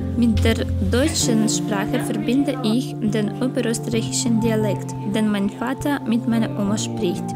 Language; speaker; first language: German; early bilingual, heritage; Ukrainian